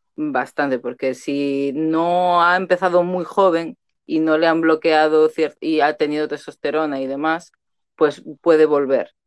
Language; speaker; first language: Spanish; native; Spanish